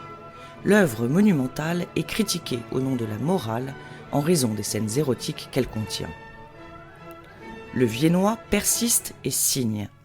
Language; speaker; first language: French; native; French